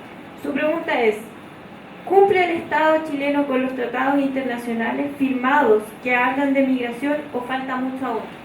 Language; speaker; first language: Spanish; native; Spanish